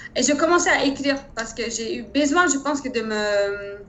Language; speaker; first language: French; non-native, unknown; Turkish